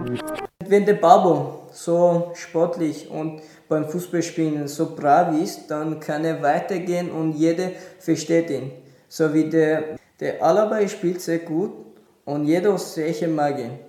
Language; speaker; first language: German; non-native, learner; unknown